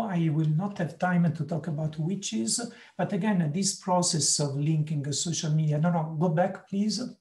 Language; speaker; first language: English; non-native, fluent; Italian